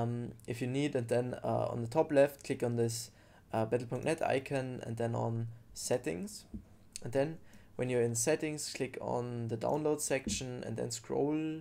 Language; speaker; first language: English; non-native, fluent; German